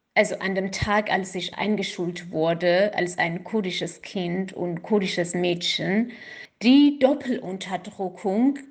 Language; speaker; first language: German; non-native, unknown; Kurdish